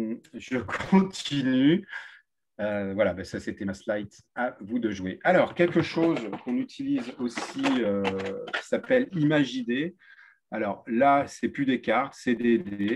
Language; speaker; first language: French; native; French